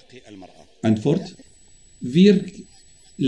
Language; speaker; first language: German; non-native, fluent; Arabic